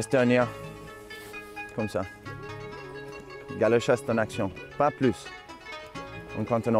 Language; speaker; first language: French; non-native, fluent; English